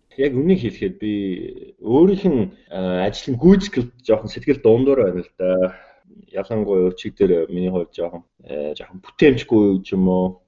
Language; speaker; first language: Mongolian; native; Mongolian